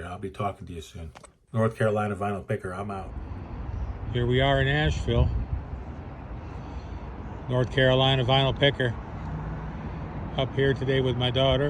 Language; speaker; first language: English; native; English